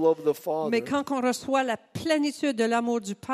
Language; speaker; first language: French; native; French